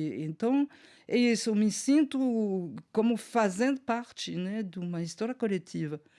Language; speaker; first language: Portuguese; non-native, fluent; French